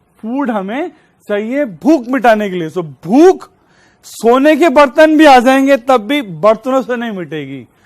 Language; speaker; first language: Hindi; native; Hindi